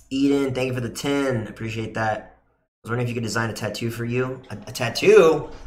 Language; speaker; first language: English; native; English